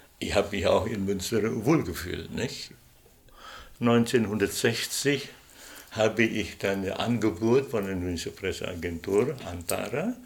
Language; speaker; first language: German; non-native, fluent; Indonesian